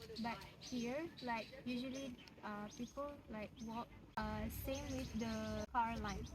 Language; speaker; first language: English; non-native, local second language; Malay